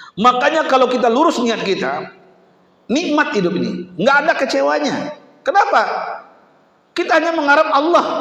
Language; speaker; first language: Indonesian; native; Indonesian